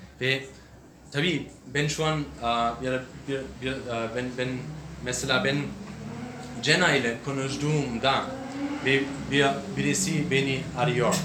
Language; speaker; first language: Turkish; non-native, learner; English